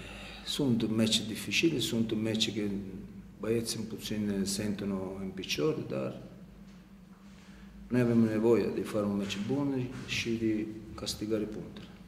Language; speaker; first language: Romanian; non-native, learner; Italian